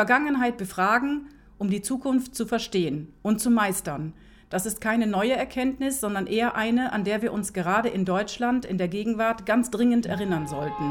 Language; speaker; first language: German; native; German